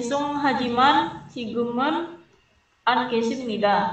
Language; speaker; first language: Korean; non-native, learner; Indonesian